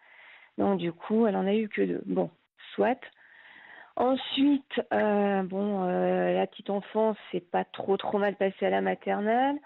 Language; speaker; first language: French; native; French